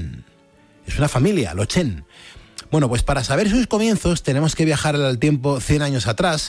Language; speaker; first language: Spanish; native; Spanish